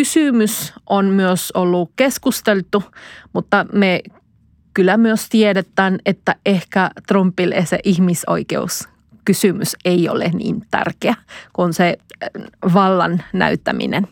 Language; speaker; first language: Finnish; non-native, fluent; Spanish